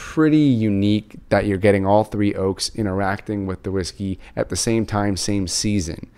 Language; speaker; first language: English; native; English